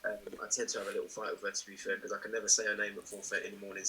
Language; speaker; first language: English; native; English